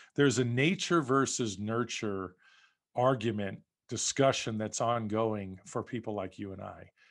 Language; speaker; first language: English; native; English